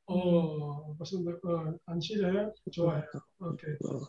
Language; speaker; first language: Korean; non-native, fluent; Bangla